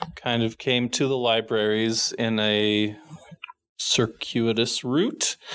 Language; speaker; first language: English; native; English